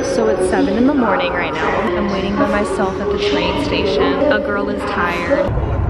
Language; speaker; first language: English; native; English